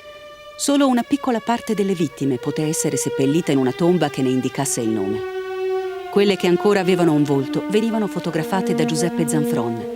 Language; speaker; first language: Italian; native; Italian